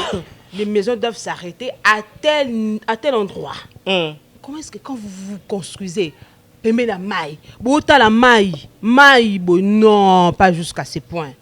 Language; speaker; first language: French; non-native, local second language; Lingala